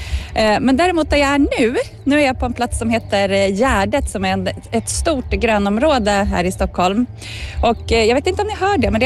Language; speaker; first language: Swedish; native; Swedish